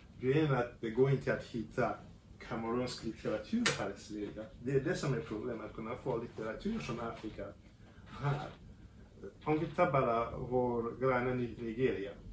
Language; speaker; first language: Swedish; non-native, fluent; French